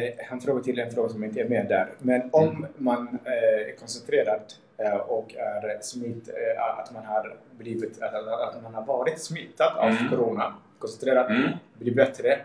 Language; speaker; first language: Swedish; early bilingual, other home language; Somali